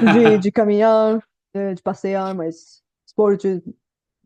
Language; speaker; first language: Portuguese; non-native, fluent; Bulgarian